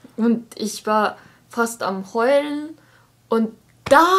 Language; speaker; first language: German; non-native, learner; Japanese